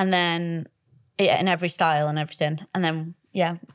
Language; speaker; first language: English; native; English